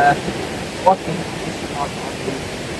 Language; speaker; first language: English; non-native, learner; Indonesian